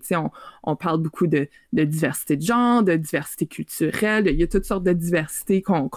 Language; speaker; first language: French; native; French